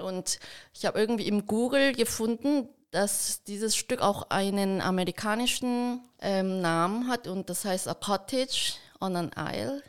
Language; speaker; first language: German; early bilingual, heritage; Korean